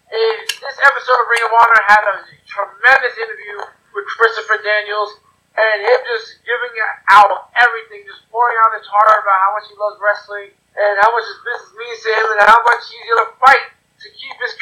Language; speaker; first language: English; native; English